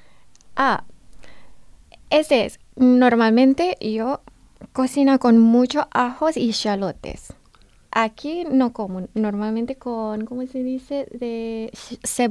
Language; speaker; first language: Spanish; non-native, learner; Indonesian